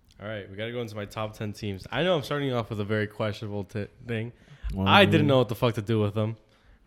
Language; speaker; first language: English; native; English